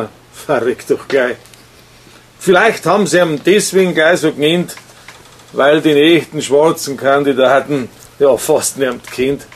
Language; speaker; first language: German; native; German